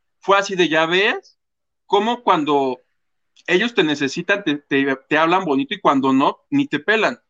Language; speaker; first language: Spanish; native; Spanish